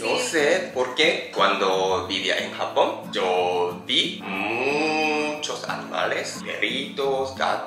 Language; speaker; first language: Spanish; non-native, learner; Japanese